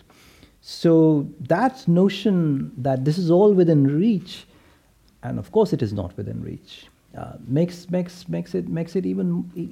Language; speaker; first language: English; non-native, local second language; Hindi